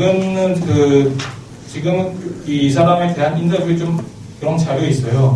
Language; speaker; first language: Korean; non-native, learner; Chinese